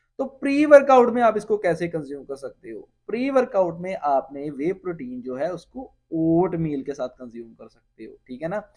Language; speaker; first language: Hindi; non-native, local second language; Punjabi